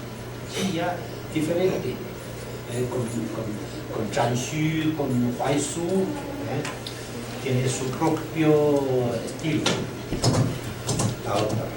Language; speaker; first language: Spanish; non-native, learner; Chinese